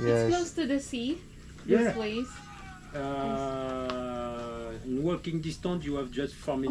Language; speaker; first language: English; non-native, learner; French